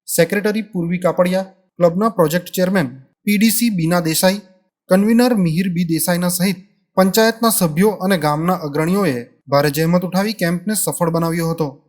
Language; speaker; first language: Gujarati; native; Gujarati